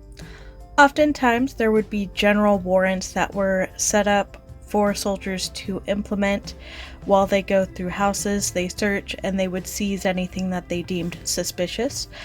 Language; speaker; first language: English; native; English